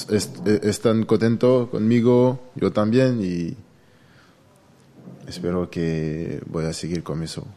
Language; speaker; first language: Spanish; non-native, learner; French